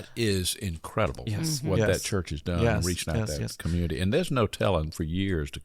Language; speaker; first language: English; native; English